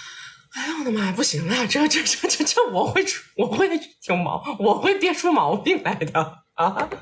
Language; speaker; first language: Chinese; native; Chinese